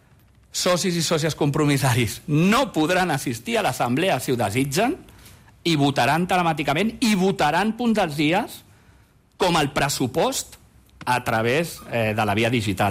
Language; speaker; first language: Catalan; native; Catalan